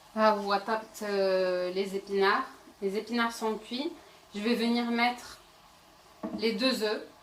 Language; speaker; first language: French; non-native, local second language; Arabic